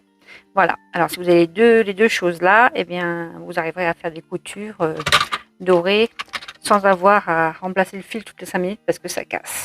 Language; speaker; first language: French; native; French